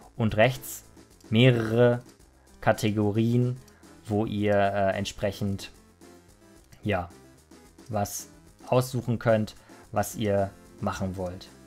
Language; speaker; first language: German; native; German